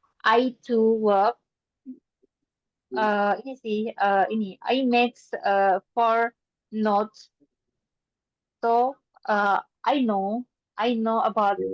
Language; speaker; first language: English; non-native, learner; Indonesian